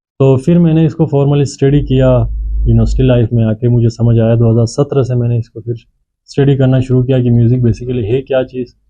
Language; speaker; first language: Urdu; non-native, local second language; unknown